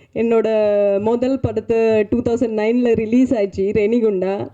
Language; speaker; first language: Tamil; non-native, learner; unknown